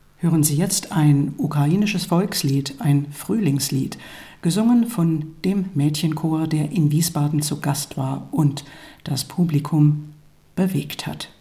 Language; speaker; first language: German; native; German